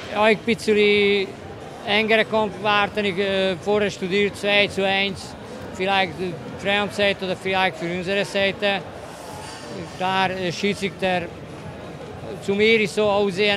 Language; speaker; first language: German; non-native, learner; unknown